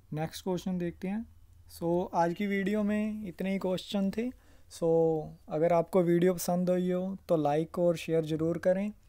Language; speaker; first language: Hindi; non-native, local second language; Punjabi